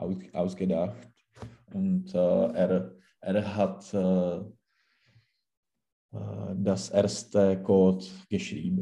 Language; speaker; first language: German; non-native, learner; Czech